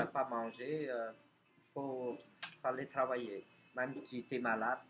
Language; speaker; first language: French; non-native, fluent; Khmer